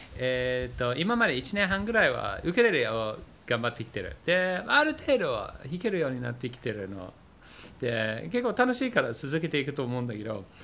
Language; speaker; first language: Japanese; non-native, fluent; English